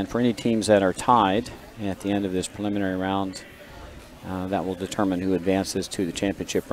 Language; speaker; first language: English; native; English